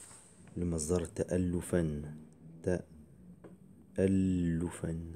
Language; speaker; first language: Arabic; non-native, fluent; French